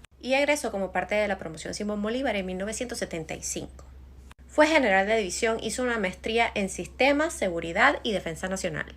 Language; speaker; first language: Spanish; native; Spanish